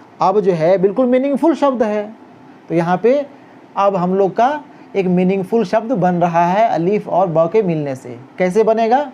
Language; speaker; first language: Hindi; native; Hindi